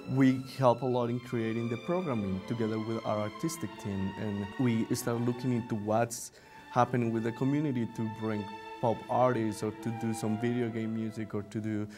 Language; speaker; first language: English; non-native, fluent; Spanish